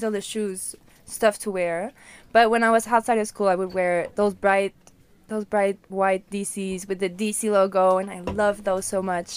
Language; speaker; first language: English; non-native, fluent; French